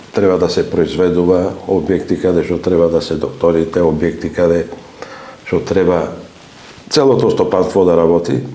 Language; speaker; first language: Macedonian; native; Macedonian